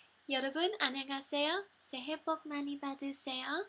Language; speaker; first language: Korean; non-native, learner; English